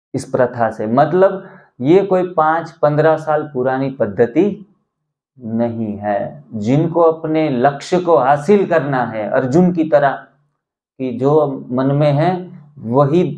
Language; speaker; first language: Hindi; non-native, local second language; Gujarati